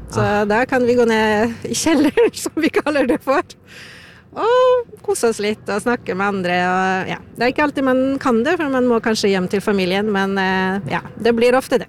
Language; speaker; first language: Norwegian; non-native, fluent; Polish